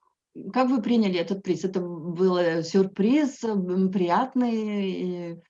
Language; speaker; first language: Russian; non-native, fluent; French